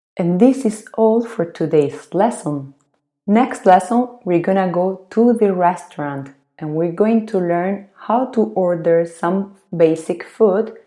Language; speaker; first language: English; non-native, fluent; Spanish